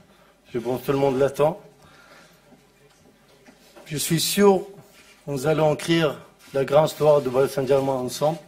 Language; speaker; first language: French; non-native, learner; Arabic